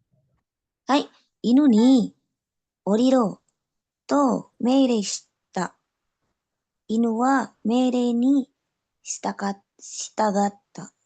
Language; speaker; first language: Japanese; non-native, learner; Indonesian